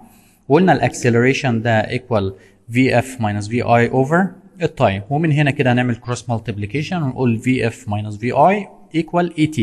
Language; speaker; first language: Arabic; native; Arabic